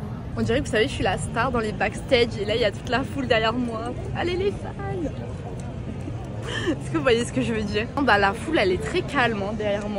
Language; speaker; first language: French; native; French